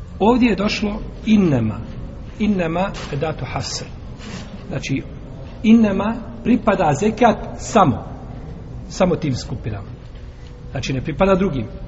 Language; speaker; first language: Bosnian; native; Bosnian